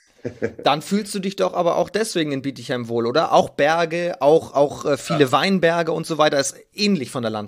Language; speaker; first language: German; native; German